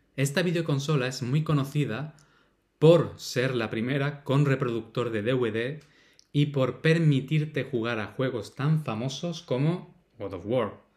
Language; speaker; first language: Spanish; native; Spanish